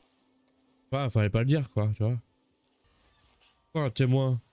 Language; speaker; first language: French; native; French